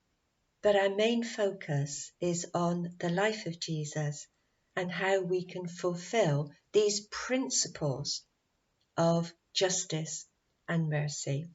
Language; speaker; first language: English; native; English